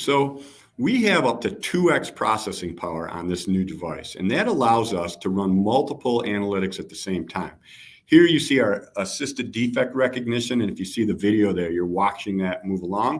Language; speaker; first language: English; native; English